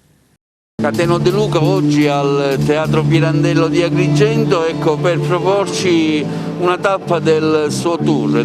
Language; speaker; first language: Italian; native; Italian